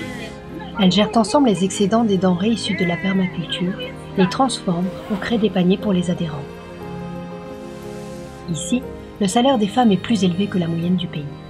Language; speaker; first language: French; native; French